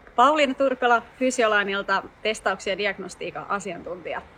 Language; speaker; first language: Finnish; native; Finnish